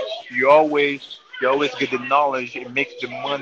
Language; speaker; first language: English; non-native, fluent; Portuguese